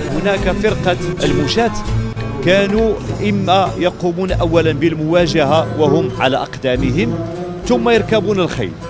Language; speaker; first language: Arabic; native; Arabic